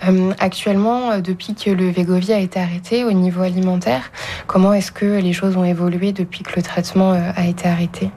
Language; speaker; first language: French; native; French